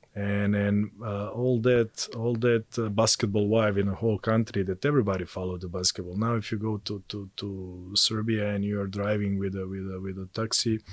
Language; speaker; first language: English; non-native, fluent; Serbian